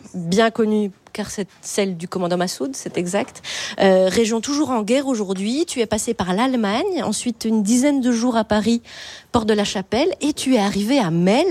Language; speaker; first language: French; native; French